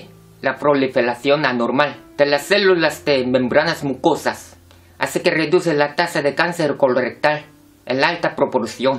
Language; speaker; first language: Spanish; non-native, fluent; Korean